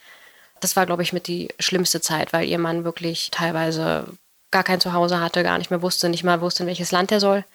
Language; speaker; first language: German; native; German